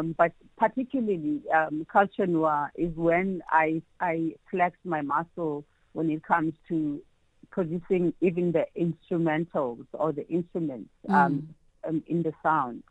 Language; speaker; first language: English; non-native, local second language; Xhosa